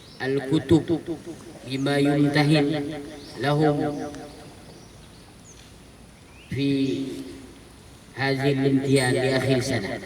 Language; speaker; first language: Arabic; non-native, fluent; Indonesian